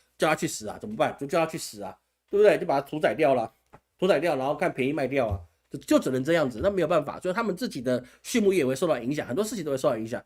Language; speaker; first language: Chinese; native; Chinese